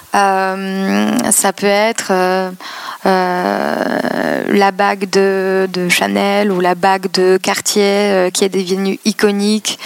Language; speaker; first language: French; non-native, fluent; Polish